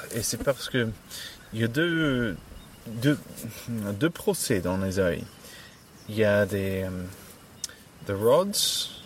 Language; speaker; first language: French; non-native, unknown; English